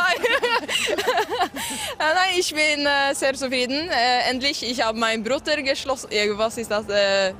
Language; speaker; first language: German; non-native, learner; Norwegian